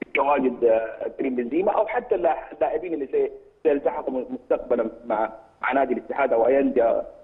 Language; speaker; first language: Arabic; native; Arabic